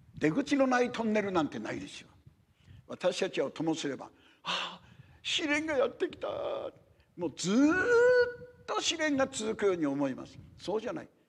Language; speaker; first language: Japanese; native; Japanese